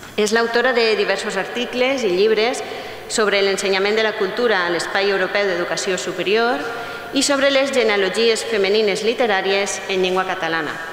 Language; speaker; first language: Catalan; native; Catalan